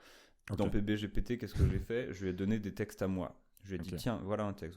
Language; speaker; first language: French; native; French